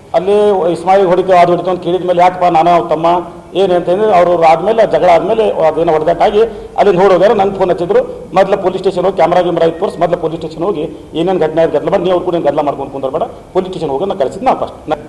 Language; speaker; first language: Kannada; non-native, local second language; Urdu